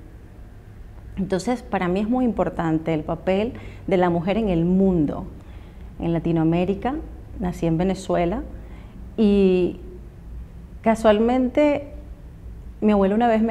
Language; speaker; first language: Spanish; native; Spanish